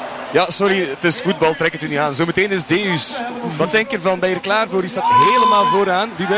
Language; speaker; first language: Dutch; native; Dutch